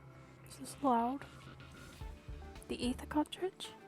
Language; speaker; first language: English; native; English